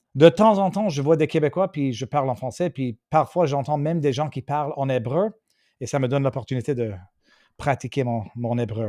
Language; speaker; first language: French; non-native, fluent; English